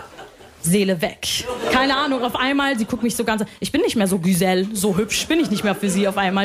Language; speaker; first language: German; early bilingual, other home language; Arabic